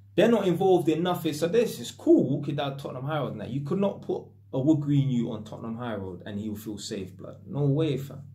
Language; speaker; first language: English; native; English